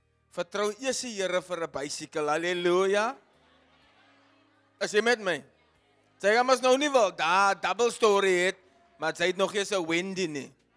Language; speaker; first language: Afrikaans; early bilingual, heritage; Afrikaans